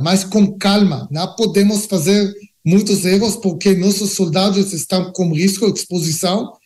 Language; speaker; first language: Portuguese; non-native, learner; Hebrew